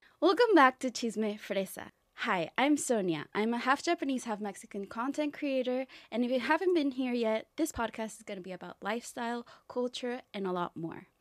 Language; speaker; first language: English; non-native, fluent; Spanish